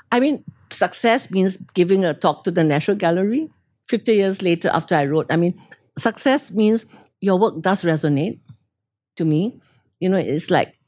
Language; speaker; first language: English; native; English